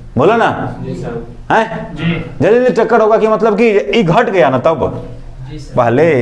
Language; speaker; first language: Hindi; native; Hindi